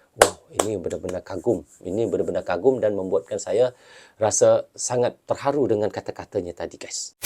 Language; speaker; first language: Malay; native; Malay